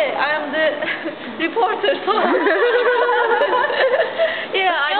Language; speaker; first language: English; non-native, learner; Korean